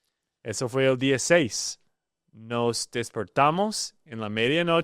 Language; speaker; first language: Spanish; non-native, learner; English